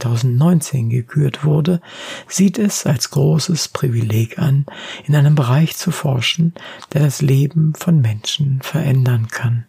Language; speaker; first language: German; native; German